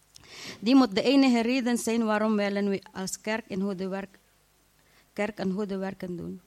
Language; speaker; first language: Dutch; non-native, fluent; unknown